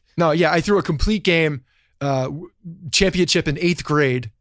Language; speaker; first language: English; native; English